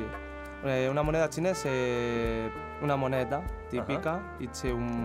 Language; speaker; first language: Italian; non-native, learner; Chinese